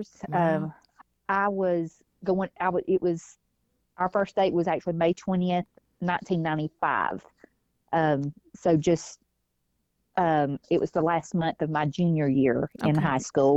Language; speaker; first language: English; native; English